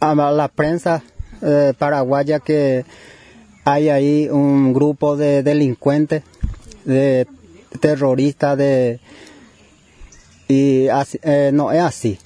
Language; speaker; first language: Spanish; non-native, local second language; Guarani